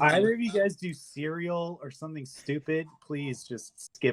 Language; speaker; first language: English; native; English